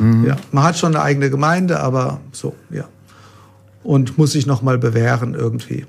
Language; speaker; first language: German; native; German